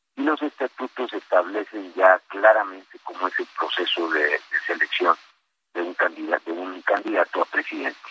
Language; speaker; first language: Spanish; native; Spanish